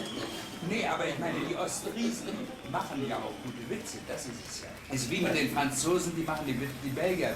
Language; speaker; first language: German; native; German